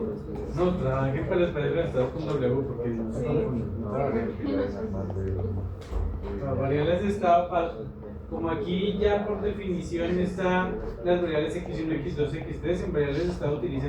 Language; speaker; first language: Spanish; native; Spanish